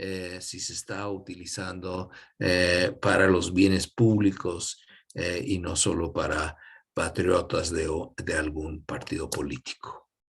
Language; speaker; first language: Spanish; non-native, fluent; English